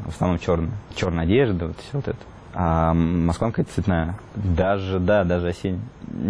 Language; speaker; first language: Russian; native; Russian